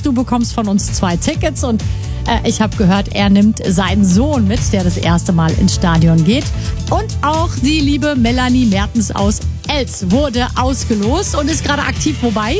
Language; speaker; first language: German; native; German